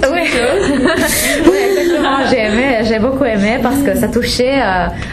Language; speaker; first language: French; non-native, fluent; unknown